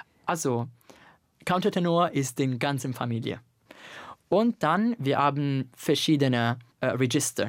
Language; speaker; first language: German; non-native, learner; Italian